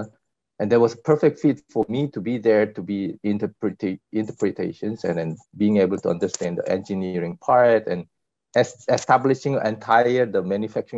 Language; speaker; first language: English; non-native, fluent; Korean